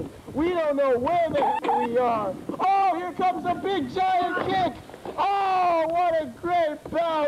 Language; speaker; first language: English; native; English